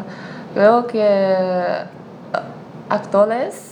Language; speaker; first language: Spanish; non-native, learner; Chinese